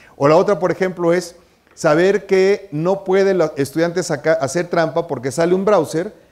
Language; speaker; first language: Spanish; native; Spanish